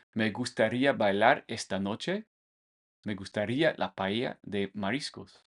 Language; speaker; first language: Spanish; non-native, fluent; English